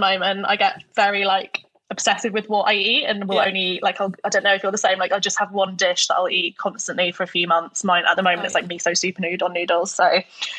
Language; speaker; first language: English; native; English